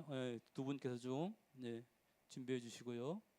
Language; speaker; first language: Korean; native; Korean